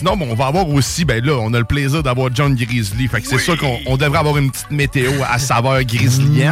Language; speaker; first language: French; native; French